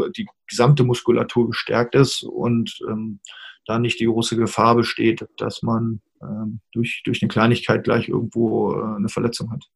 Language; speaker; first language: German; native; German